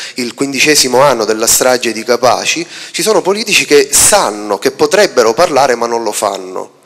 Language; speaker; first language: Italian; native; Italian